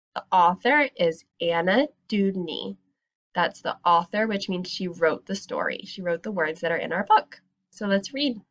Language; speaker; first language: English; native; English